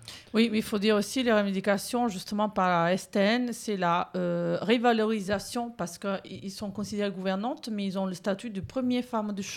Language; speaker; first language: French; native; French